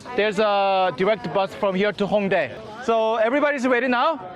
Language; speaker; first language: English; non-native, fluent; Korean